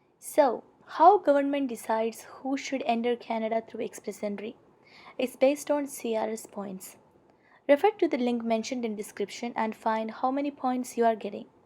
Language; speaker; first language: English; non-native, local second language; Malayalam